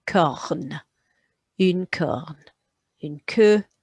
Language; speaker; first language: French; non-native, fluent; English